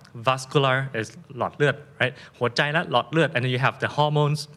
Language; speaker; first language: English; non-native, fluent; Thai